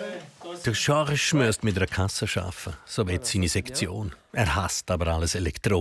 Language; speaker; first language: German; native; German